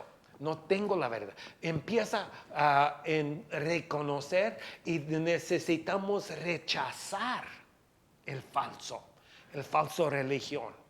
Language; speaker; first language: Spanish; non-native, fluent; English